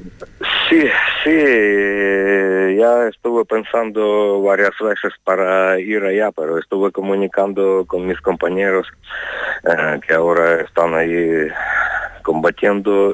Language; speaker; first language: Spanish; non-native, fluent; Ukrainian